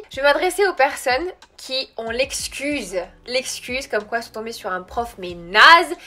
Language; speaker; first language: French; early bilingual, other home language; Arabic